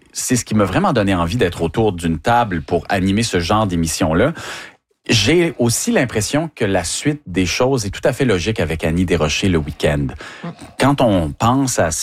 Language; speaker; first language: French; native; French